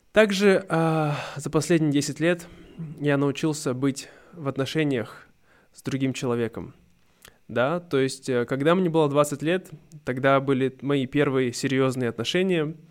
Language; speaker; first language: Russian; native; Russian